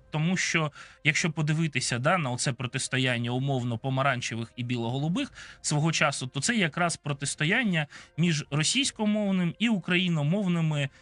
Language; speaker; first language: Ukrainian; non-native, local second language; Russian